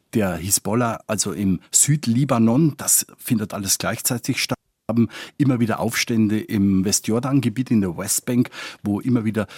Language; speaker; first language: German; non-native, fluent; Spanish